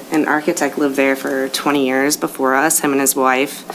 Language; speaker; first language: English; native; English